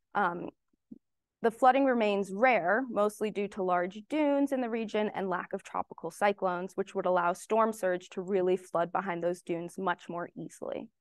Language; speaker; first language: English; native; English